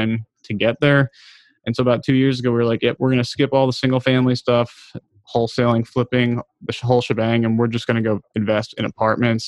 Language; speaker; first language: English; native; English